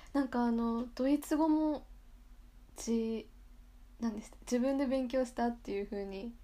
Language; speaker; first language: Japanese; native; Japanese